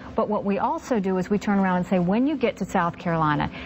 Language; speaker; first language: English; native; English